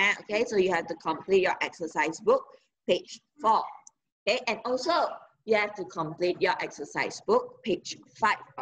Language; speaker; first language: English; non-native, local second language; Chinese